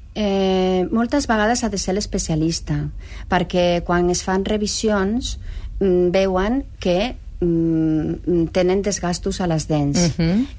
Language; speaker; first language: Catalan; non-native, local second language; Spanish